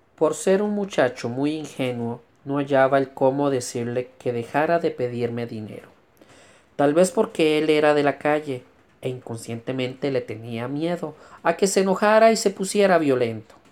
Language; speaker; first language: Spanish; native; Spanish